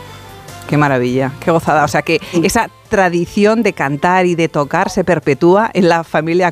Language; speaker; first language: Spanish; native; Spanish